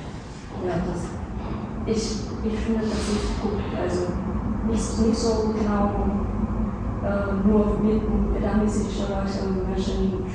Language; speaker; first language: German; non-native, learner; Vietnamese